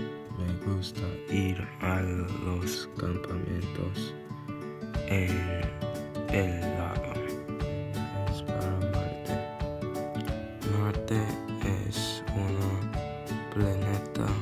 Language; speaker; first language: Spanish; non-native, learner; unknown